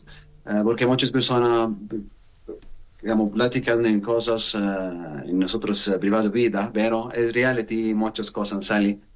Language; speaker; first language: Spanish; non-native, learner; Arabic